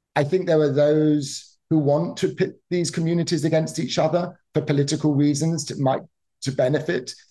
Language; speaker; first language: English; native; English